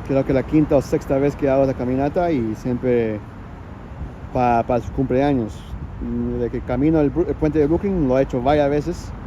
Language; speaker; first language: Spanish; early bilingual, heritage; Spanish